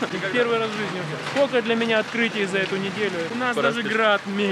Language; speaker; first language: Polish; non-native, learner; Russian